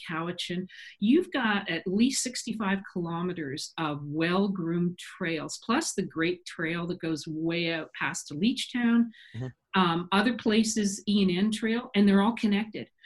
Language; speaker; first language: English; native; English